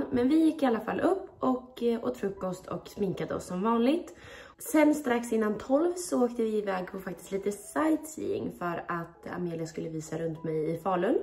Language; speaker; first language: Swedish; native; Swedish